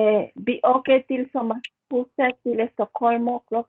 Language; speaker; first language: Swedish; non-native, learner; Spanish